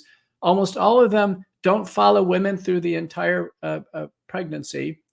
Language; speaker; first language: English; native; English